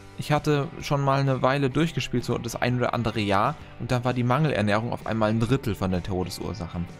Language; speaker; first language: German; native; German